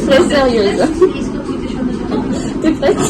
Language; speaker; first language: French; non-native, fluent; Russian